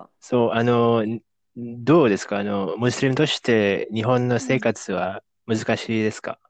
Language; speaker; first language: Japanese; non-native, fluent; Indonesian